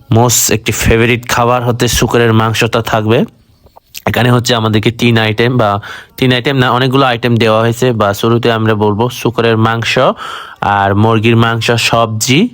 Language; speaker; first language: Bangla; non-native, local second language; Chakma